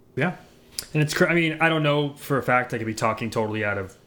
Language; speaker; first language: English; native; English